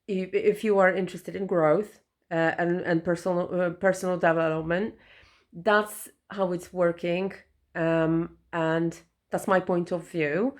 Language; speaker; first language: English; non-native, fluent; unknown